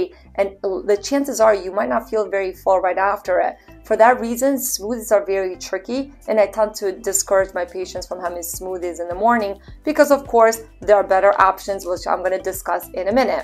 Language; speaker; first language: English; native; English